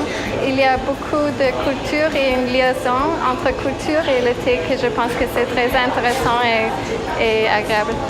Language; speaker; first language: French; non-native, fluent; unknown